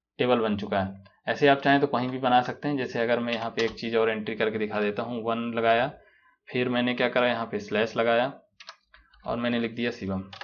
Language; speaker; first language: Hindi; native; Hindi